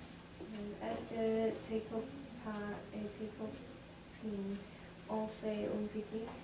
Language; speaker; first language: French; non-native, learner; English